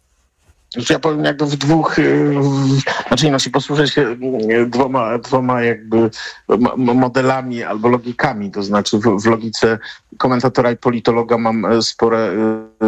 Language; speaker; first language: Polish; native; Polish